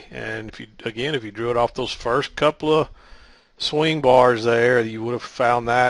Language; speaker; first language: English; native; English